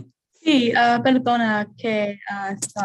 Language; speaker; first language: Spanish; non-native, learner; English